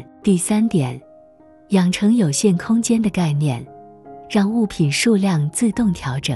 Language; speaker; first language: Chinese; native; Chinese